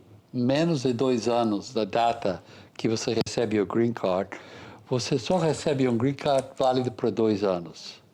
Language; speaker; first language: Portuguese; non-native, fluent; English